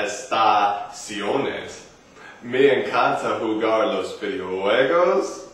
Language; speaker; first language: Spanish; non-native, learner; English